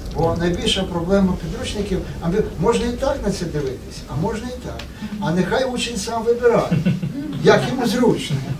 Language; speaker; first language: Ukrainian; native; Ukrainian